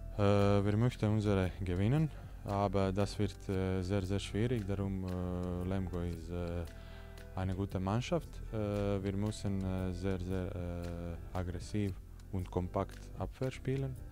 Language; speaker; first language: German; non-native, learner; Croatian